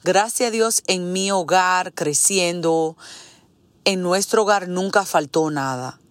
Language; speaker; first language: Spanish; early bilingual, heritage; Spanish